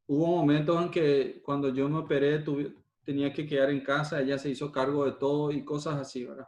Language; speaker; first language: Spanish; native; Spanish